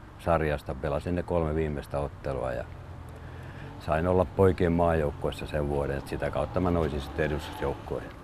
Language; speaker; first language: Finnish; native; Finnish